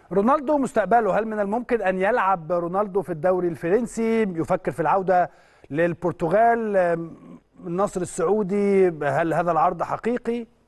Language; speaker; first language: Arabic; native; Arabic